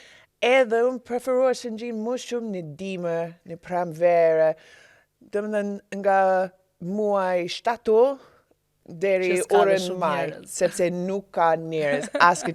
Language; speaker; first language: Albanian; non-native, learner; English